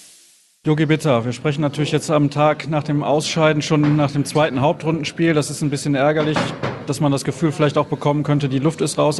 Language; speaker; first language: German; native; German